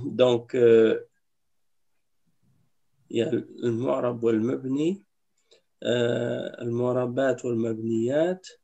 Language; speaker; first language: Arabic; non-native, fluent; French